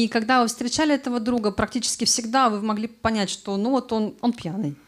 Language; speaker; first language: Russian; native; Russian